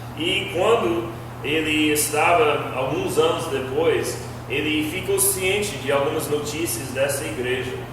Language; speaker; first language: Portuguese; non-native, fluent; English